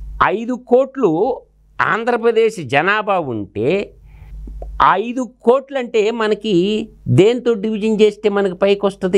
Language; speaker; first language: Telugu; native; Telugu